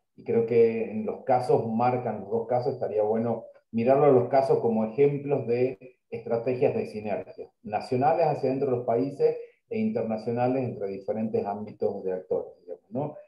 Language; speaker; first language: Spanish; native; Spanish